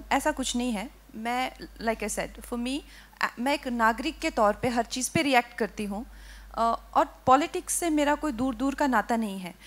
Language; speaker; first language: Hindi; native; Hindi